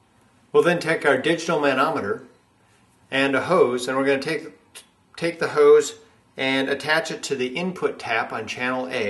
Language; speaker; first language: English; native; English